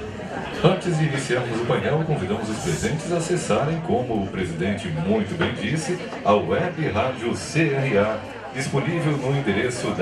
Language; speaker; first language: Portuguese; native; Portuguese